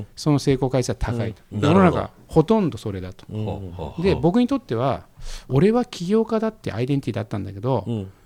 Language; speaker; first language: Japanese; native; Japanese